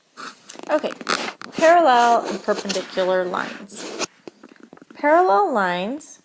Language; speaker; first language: English; native; English